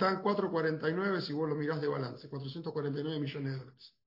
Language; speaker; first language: Spanish; native; Spanish